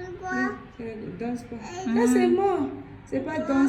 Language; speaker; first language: French; non-native, local second language; Sango